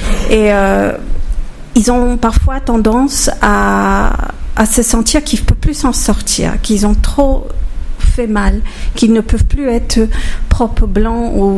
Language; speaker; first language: French; non-native, fluent; Spanish